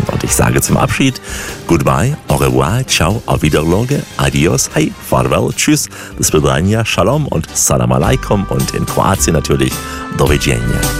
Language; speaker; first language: German; native; German